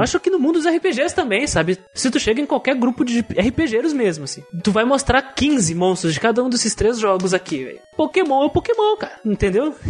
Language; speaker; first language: Portuguese; native; Portuguese